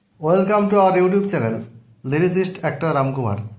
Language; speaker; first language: English; non-native, local second language; Bangla